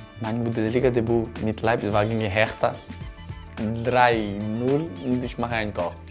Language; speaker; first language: German; non-native, learner; Portuguese